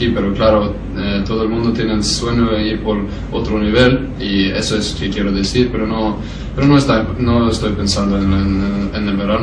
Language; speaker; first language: Spanish; non-native, fluent; Norwegian